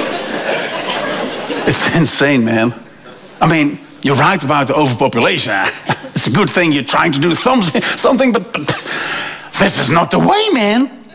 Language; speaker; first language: English; non-native, fluent; Dutch